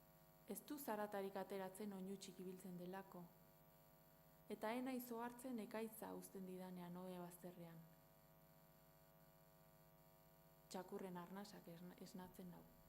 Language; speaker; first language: Basque; native; Basque